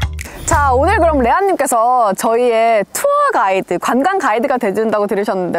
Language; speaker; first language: Korean; native; Korean